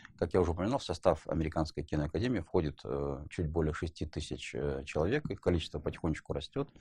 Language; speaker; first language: Russian; native; Russian